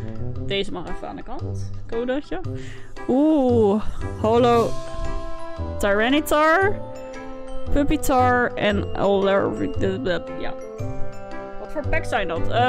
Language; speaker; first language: Dutch; native; Dutch